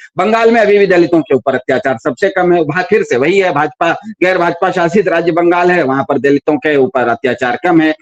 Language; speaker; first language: Hindi; non-native, local second language; Kannada